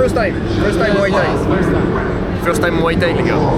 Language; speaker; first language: English; non-native, learner; French